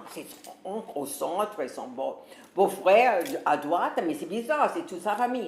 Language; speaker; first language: French; non-native, fluent; English